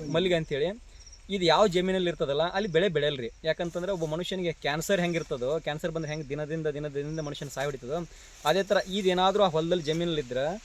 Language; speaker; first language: Kannada; native; Kannada